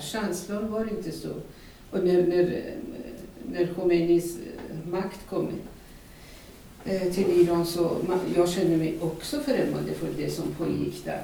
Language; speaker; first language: Swedish; non-native, fluent; Persian